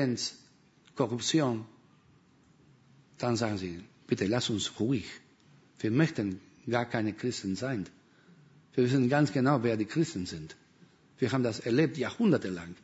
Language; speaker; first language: German; non-native, fluent; Spanish